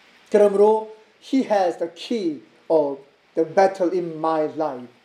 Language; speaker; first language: English; non-native, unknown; Korean